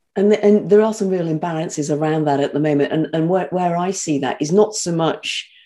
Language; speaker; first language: English; native; English